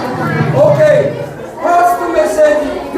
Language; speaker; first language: English; non-native, learner; Korean